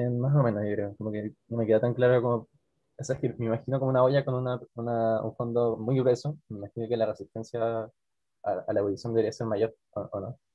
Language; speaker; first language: Spanish; native; Spanish